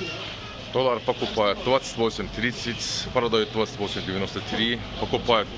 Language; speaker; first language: Russian; non-native, learner; Turkish